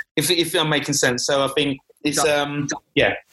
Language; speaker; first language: English; native; English